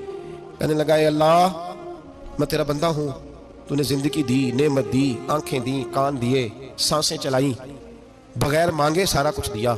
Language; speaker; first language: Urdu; non-native, local second language; Punjabi